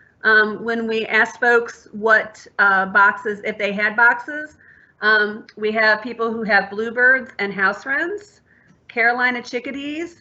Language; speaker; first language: English; native; English